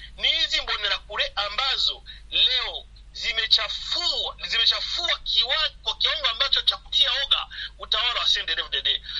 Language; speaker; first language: Swahili; non-native, local second language; Rundi